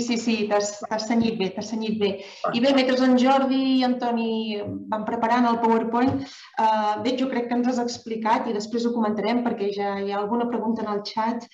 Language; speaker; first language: Catalan; native; Catalan